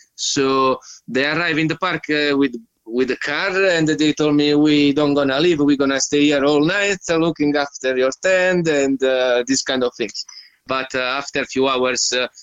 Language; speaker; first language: English; non-native, learner; Italian